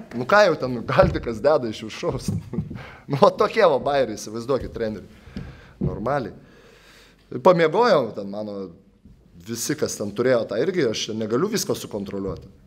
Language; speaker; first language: Lithuanian; native; Lithuanian